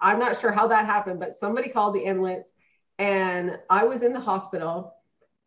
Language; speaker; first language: English; native; English